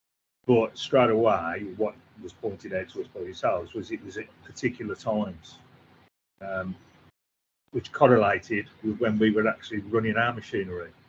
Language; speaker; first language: English; native; English